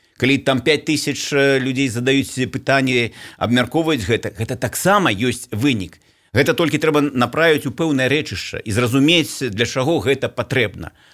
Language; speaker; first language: Belarusian; native; Belarusian